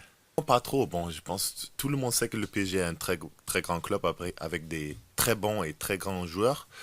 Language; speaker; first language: French; non-native, fluent; German